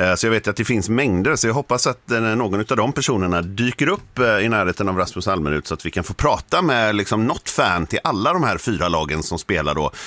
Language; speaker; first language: Swedish; native; Swedish